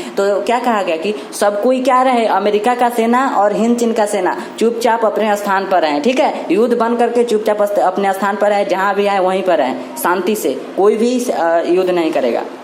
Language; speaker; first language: Hindi; native; Hindi